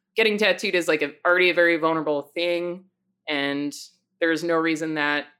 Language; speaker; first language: English; native; English